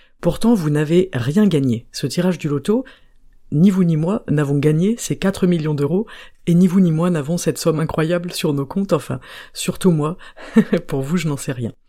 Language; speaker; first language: French; native; French